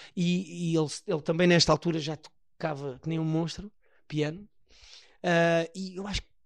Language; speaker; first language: Portuguese; native; Portuguese